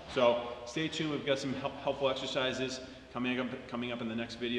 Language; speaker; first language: English; native; English